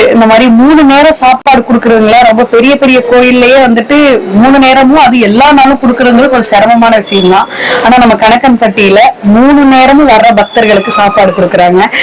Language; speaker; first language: Tamil; native; Tamil